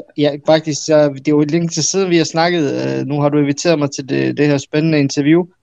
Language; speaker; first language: Danish; early bilingual, other home language; Bosnian